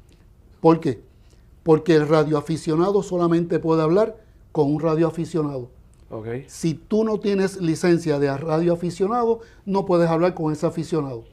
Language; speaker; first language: Spanish; native; Spanish